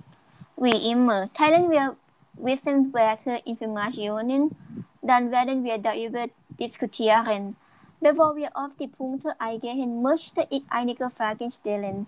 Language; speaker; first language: German; non-native, learner; Thai